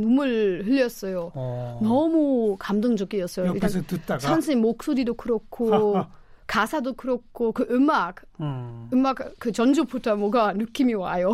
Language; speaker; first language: Korean; non-native, fluent; German